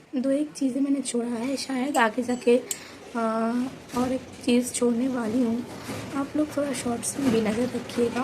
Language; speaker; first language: Hindi; non-native, local second language; Bangla